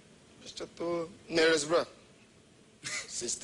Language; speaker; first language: Bulgarian; non-native, learner; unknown